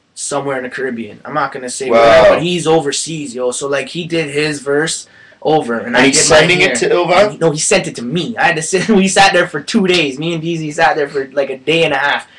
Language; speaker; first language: English; native; English